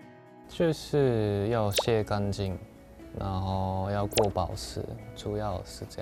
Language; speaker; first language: Chinese; non-native, fluent; Japanese